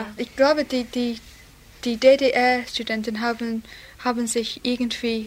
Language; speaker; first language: German; non-native, learner; English